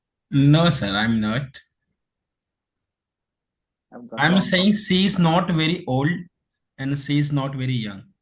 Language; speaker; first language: English; non-native, learner; Hindi